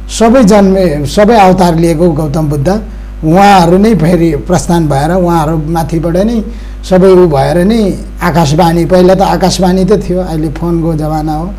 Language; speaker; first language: Nepali; non-native, local second language; Eastern Tamang